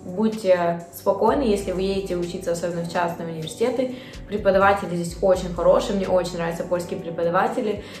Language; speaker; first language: Russian; native; Russian